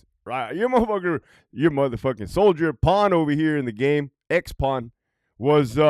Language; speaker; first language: English; native; English